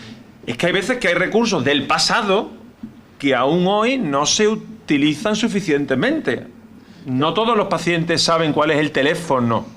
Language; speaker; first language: Spanish; native; Spanish